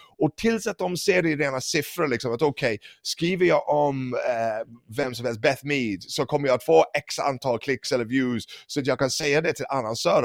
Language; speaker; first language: Swedish; non-native, fluent; English